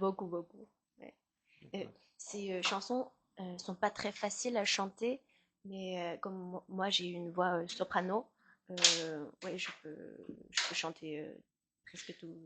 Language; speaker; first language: French; non-native, learner; Chinese